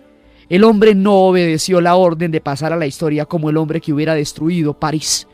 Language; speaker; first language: Spanish; native; Spanish